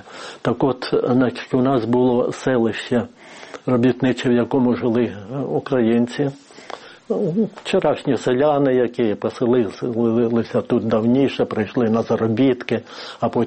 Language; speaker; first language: Ukrainian; native; Ukrainian